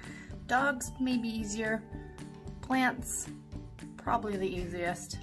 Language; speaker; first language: English; native; English